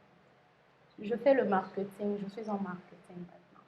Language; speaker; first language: French; non-native, local second language; Lingala